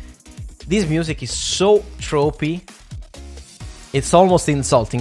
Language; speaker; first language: English; non-native, fluent; Italian